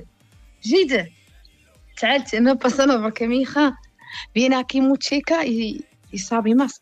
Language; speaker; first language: Spanish; non-native, learner; Arabic